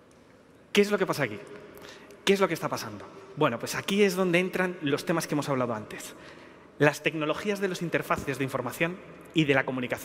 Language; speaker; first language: Spanish; native; Spanish